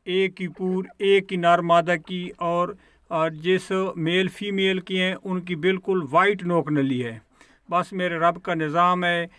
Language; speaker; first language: Urdu; non-native, local second language; Punjabi